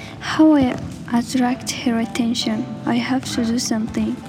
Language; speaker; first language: English; non-native, learner; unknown